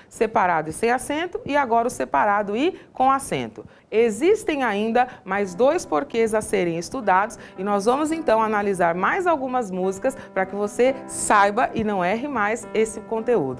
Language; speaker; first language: Portuguese; native; Portuguese